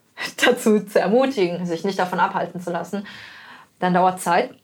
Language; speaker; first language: German; native; German